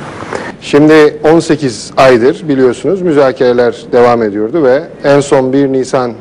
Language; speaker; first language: Turkish; native; Turkish